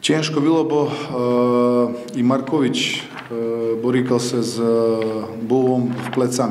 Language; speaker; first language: Polish; non-native, fluent; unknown